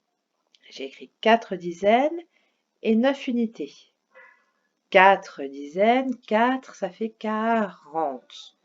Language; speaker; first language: French; native; French